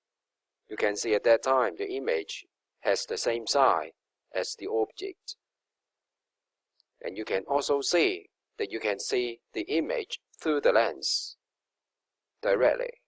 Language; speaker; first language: English; non-native, local second language; Cantonese